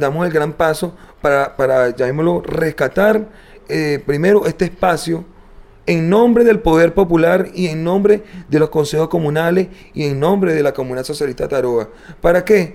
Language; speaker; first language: Spanish; native; Spanish